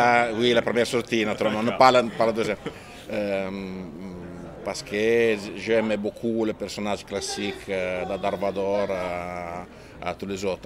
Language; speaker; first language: French; non-native, fluent; Italian